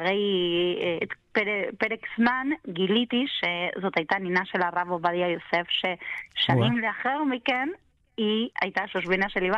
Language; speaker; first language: Hebrew; non-native, fluent; Spanish